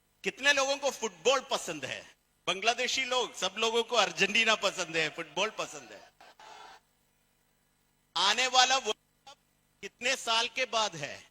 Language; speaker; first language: Hindi; non-native, fluent; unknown